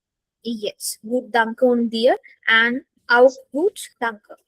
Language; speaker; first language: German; non-native, fluent; Hindi